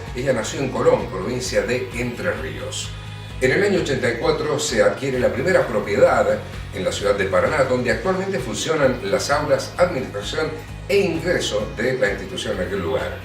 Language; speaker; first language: Spanish; native; Spanish